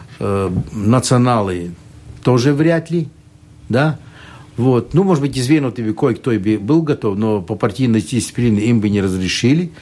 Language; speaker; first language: Russian; non-native, local second language; Latvian